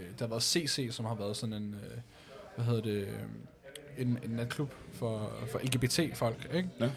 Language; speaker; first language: Danish; early bilingual, other home language; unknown